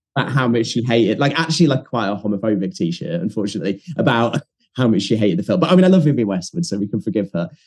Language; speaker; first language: English; native; English